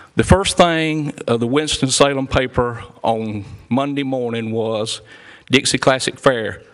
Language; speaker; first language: English; native; English